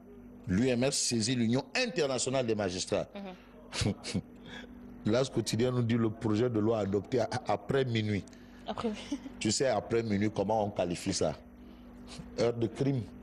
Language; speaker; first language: French; non-native, local second language; Wolof